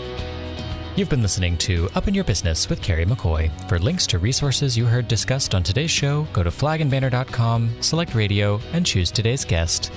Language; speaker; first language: English; native; English